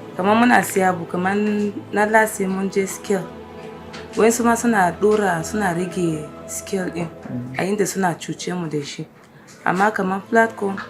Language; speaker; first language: Hausa; non-native, local second language; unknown